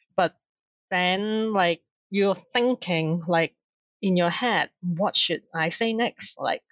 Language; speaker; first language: English; non-native, local second language; Cantonese